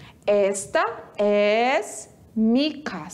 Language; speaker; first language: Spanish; non-native, fluent; Portuguese